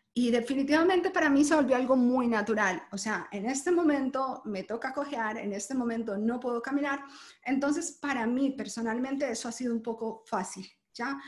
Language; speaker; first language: Spanish; native; Spanish